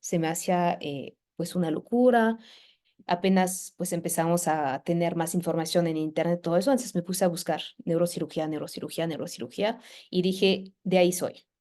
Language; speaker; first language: Spanish; non-native, fluent; French